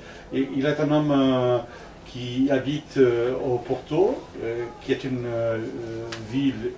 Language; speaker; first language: French; non-native, fluent; Portuguese